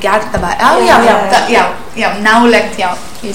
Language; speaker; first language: Icelandic; non-native, learner; English